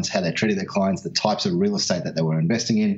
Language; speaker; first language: English; native; English